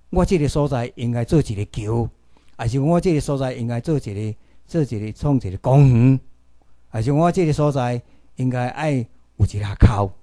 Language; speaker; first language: Chinese; native; Chinese